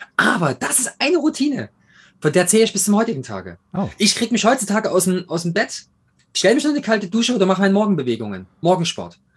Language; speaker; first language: German; native; German